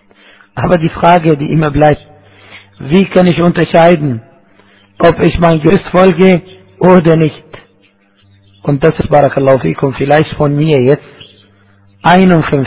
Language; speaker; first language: German; non-native, fluent; Arabic